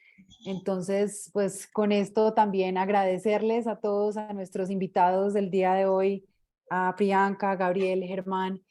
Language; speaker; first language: Spanish; native; Spanish